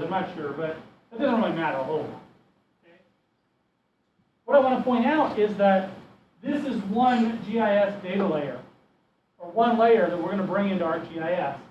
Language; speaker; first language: English; native; English